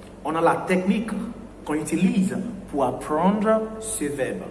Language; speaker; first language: French; non-native, fluent; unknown